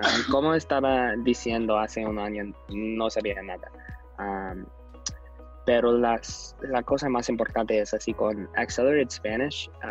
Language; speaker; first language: Spanish; non-native, learner; English